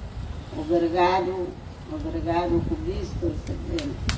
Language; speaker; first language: Portuguese; non-native, learner; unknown